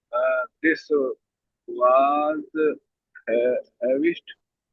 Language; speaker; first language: English; non-native, learner; Hindi